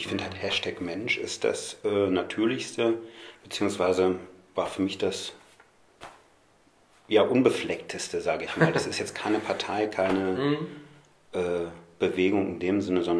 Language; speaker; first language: German; native; German